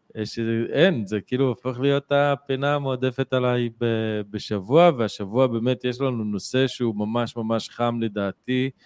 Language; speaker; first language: Hebrew; non-native, local second language; Arabic